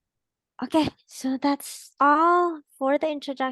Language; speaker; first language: English; non-native, fluent; Indonesian